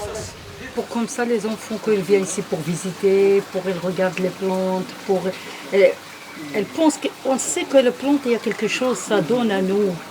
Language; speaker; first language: French; non-native, learner; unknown